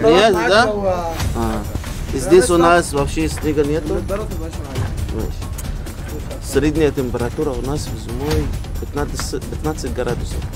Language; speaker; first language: Russian; non-native, learner; Arabic